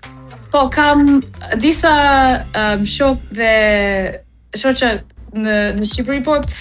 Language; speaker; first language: Albanian; non-native, learner; English